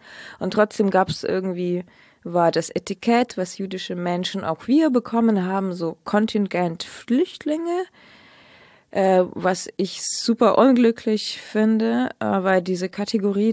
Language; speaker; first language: German; early bilingual, other home language; Russian